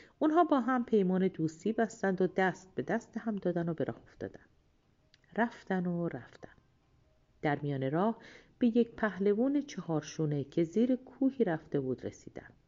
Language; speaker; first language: Persian; native; Persian